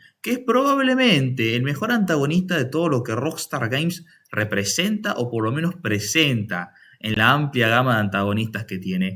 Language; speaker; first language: Spanish; native; Spanish